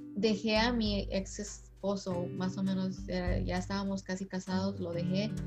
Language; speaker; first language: Spanish; early bilingual, heritage; Spanish